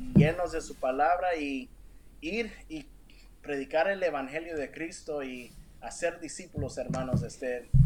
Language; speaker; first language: Spanish; early bilingual, heritage; Spanish